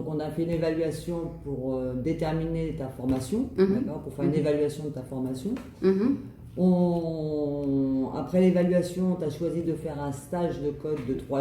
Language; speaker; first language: French; native; French